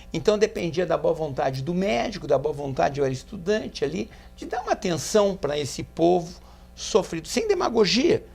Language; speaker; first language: Portuguese; native; Portuguese